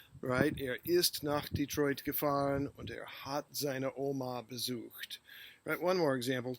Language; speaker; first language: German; non-native, fluent; English